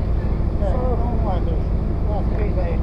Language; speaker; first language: Portuguese; native; Portuguese